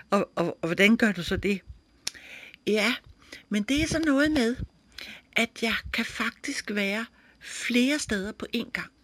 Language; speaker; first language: Danish; native; Danish